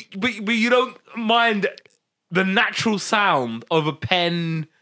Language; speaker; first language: English; non-native, local second language; Somali